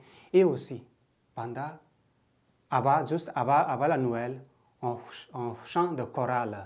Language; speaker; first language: French; non-native, fluent; Bangla